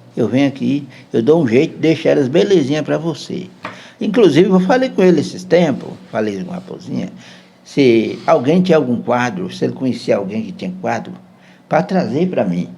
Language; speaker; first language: Portuguese; native; Portuguese